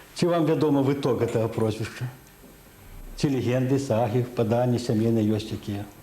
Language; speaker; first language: Belarusian; native; Belarusian